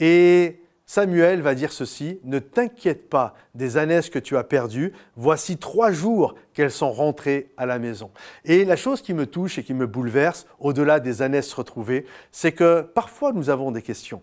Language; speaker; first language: French; native; French